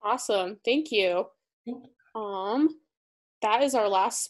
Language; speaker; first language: English; native; English